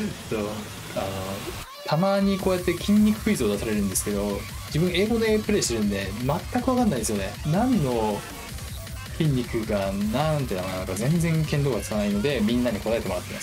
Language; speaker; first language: Japanese; native; Japanese